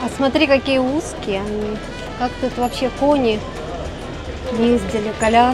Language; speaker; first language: Russian; native; Russian